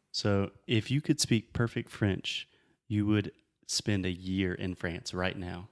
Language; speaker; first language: English; native; English